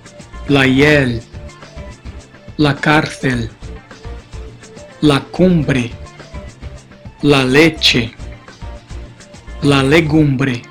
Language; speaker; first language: Spanish; non-native, fluent; Portuguese